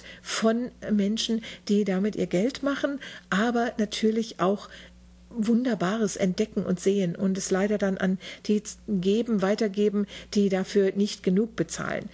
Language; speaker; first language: German; native; German